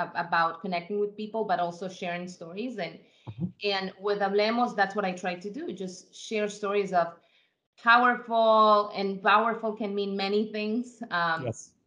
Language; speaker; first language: English; non-native, fluent; Spanish